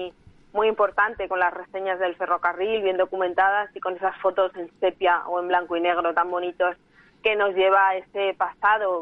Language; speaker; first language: Spanish; native; Spanish